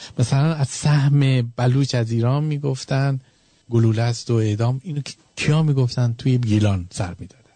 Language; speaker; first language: Persian; native; Persian